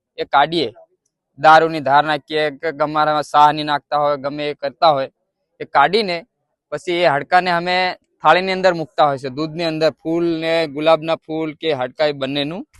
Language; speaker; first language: Gujarati; non-native, local second language; Bhili